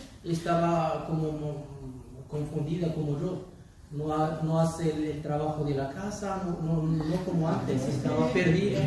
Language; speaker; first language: Spanish; non-native, learner; Arabic